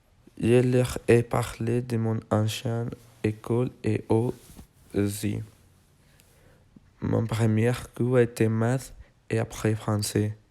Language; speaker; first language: French; non-native, learner; Spanish